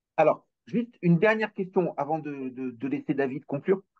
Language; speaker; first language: French; native; French